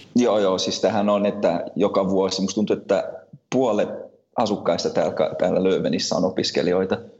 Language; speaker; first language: Finnish; early bilingual, heritage; Finnish